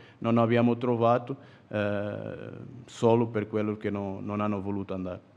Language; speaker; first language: Italian; non-native, fluent; Portuguese